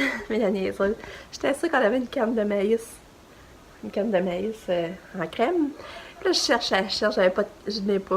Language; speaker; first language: French; native; French